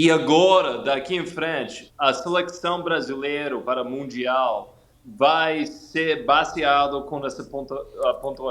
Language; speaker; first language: Portuguese; non-native, fluent; English